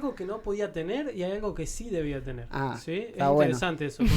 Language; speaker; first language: Spanish; native; Spanish